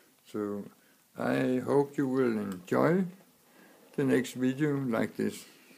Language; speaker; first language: English; non-native, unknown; Danish